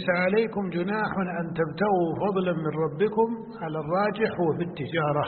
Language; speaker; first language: Arabic; native; Arabic